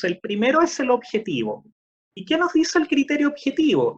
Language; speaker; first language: Spanish; native; Spanish